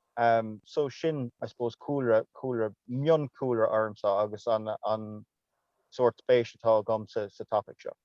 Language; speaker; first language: Irish; non-native, local second language; English